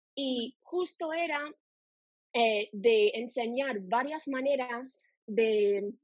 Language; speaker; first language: Spanish; non-native, fluent; English